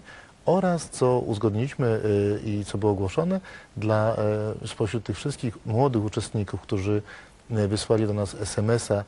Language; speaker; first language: Polish; native; Polish